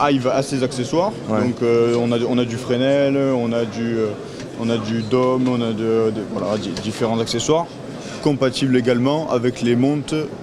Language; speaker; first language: French; native; French